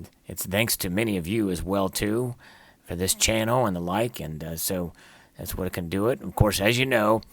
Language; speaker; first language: English; native; English